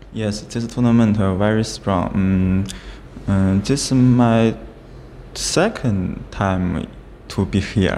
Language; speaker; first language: English; non-native, learner; Chinese